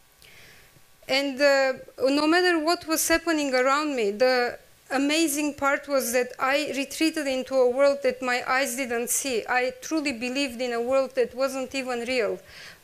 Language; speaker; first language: English; non-native, fluent; Turkish